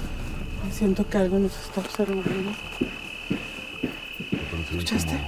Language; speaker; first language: Spanish; native; Spanish